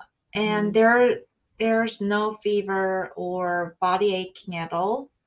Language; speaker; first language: English; non-native, learner; Korean